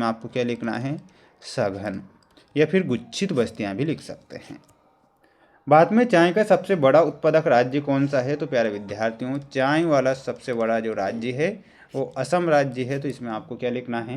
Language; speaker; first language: Hindi; native; Hindi